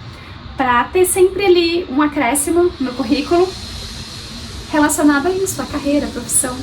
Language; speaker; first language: Portuguese; native; Portuguese